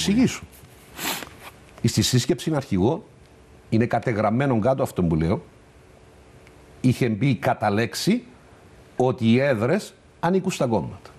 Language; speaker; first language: Greek; native; Greek